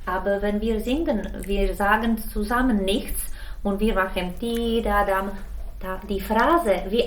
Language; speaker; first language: German; non-native, learner; Czech